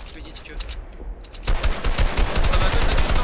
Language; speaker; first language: French; native; French